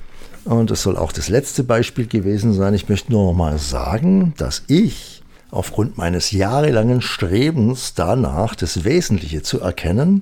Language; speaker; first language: German; native; German